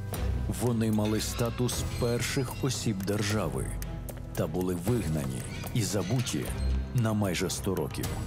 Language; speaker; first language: Ukrainian; native; Ukrainian